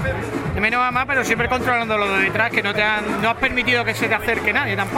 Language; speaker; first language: Spanish; native; Spanish